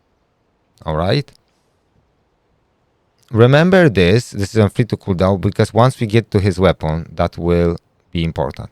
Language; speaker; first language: English; non-native, fluent; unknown